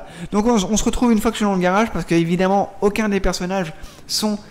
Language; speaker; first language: French; native; French